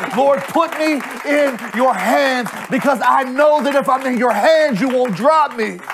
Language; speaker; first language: English; native; English